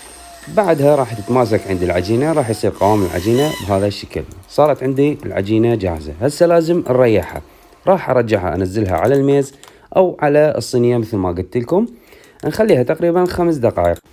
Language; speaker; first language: Arabic; native; Arabic